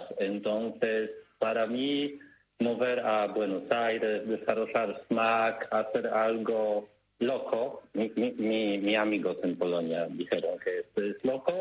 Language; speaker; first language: Spanish; non-native, learner; Polish